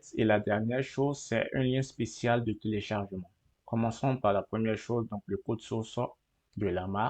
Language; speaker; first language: French; native; French